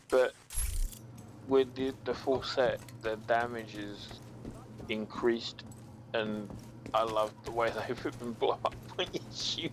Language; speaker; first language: English; native; English